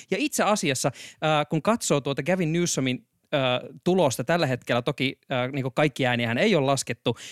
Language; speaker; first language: Finnish; native; Finnish